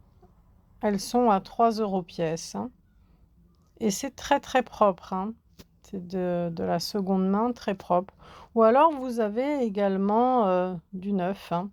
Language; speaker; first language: French; native; French